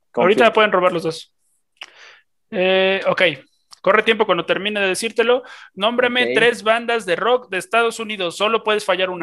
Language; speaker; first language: Spanish; native; Spanish